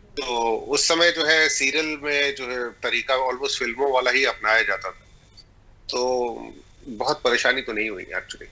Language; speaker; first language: Hindi; native; Hindi